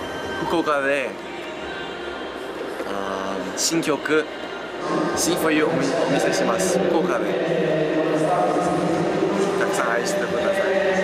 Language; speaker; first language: Japanese; non-native, learner; Korean